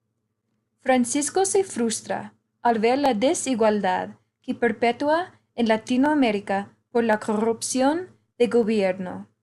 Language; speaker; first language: Spanish; non-native, fluent; English